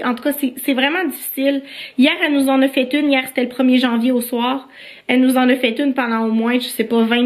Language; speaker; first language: French; native; French